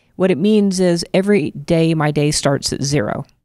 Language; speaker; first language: English; native; English